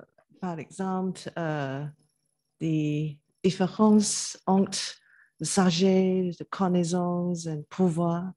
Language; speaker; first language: French; non-native, learner; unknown